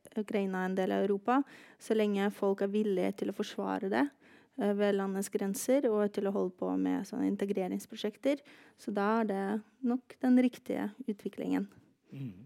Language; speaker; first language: Norwegian; non-native, fluent; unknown